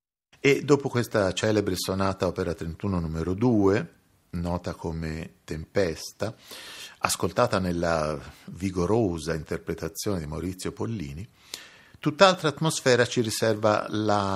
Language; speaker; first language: Italian; native; Italian